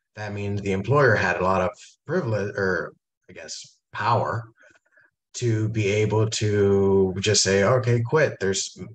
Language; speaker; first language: English; native; English